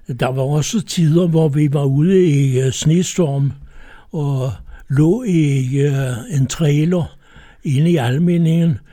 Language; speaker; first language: Danish; native; Danish